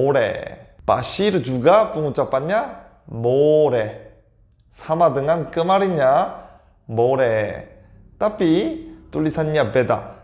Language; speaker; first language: Indonesian; non-native, fluent; Korean